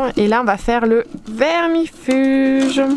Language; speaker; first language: French; native; French